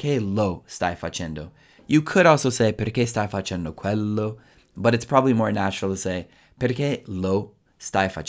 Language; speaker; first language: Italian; non-native, fluent; English